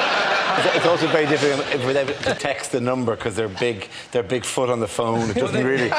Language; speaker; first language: English; native; English